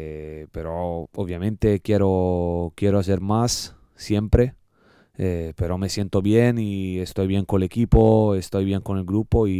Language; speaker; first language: Spanish; non-native, learner; Italian